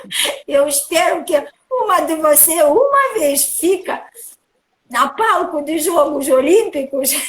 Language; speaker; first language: Portuguese; non-native, learner; Russian